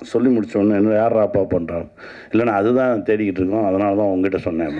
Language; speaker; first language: Tamil; native; Tamil